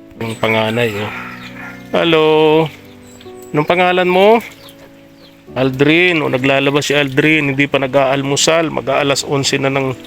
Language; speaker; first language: Filipino; native; Filipino